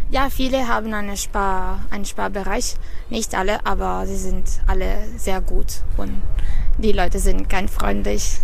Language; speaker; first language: German; non-native, fluent; Italian